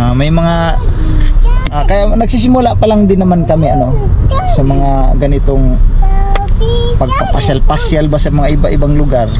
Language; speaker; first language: Filipino; non-native, local second language; Cebuano